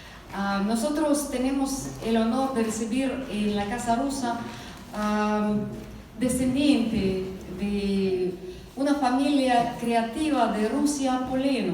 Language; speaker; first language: Spanish; non-native, fluent; Russian